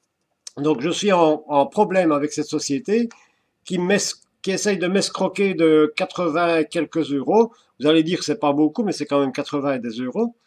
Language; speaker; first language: French; native; French